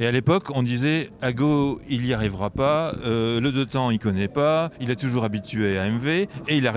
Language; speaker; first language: French; native; French